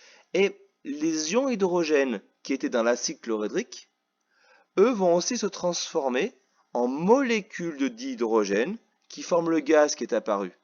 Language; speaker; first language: French; native; French